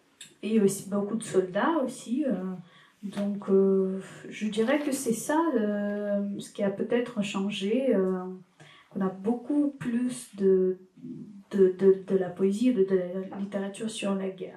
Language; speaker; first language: French; non-native, fluent; Ukrainian